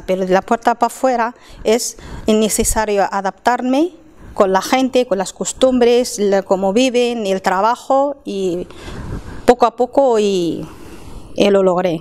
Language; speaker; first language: Spanish; non-native, fluent; Arabic